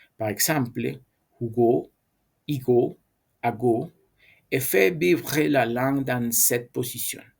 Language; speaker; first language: French; non-native, learner; Spanish